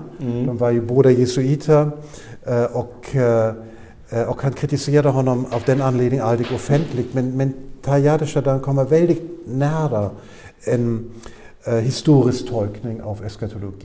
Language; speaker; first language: Swedish; non-native, fluent; German